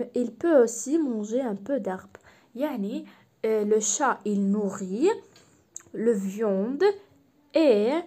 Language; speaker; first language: French; non-native, local second language; Arabic